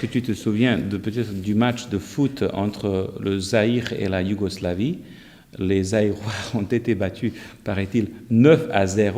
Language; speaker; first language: French; non-native, fluent; Croatian